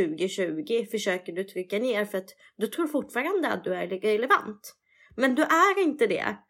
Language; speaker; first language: Swedish; early bilingual, other home language; Russian